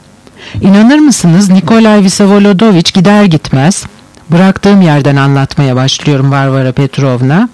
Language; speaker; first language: Turkish; native; Turkish